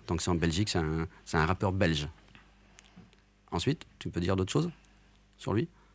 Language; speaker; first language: French; native; French